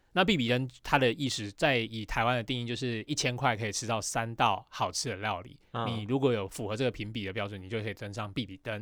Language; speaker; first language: Chinese; native; Chinese